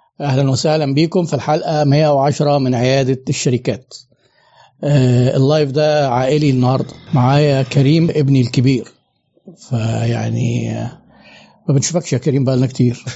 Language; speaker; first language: Arabic; native; Arabic